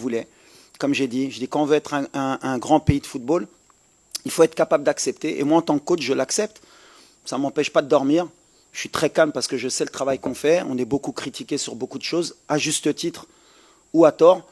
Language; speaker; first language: French; native; French